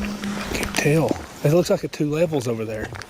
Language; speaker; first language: English; native; English